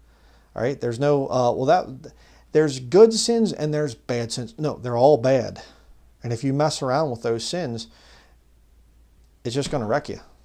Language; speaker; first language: English; native; English